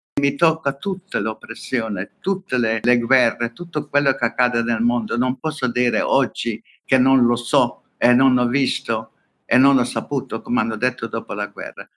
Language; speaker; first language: Italian; non-native, fluent; Hungarian